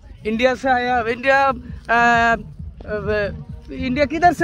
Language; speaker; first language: Hindi; non-native, learner; Bangla